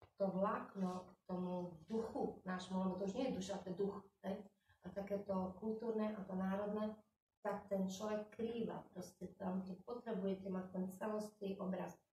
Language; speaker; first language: Slovak; native; Slovak